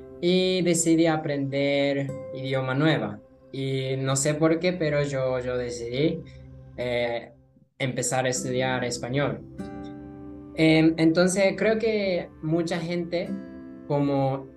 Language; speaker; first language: Spanish; non-native, learner; Japanese